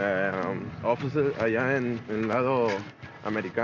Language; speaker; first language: Spanish; native; Spanish